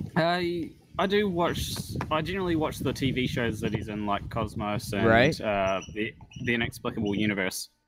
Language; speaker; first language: English; native; English